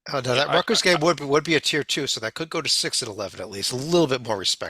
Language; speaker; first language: English; native; English